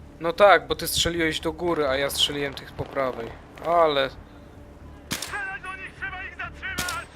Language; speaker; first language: Polish; native; Polish